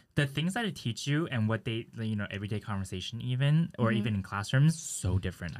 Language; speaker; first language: English; early bilingual, other home language; Chinese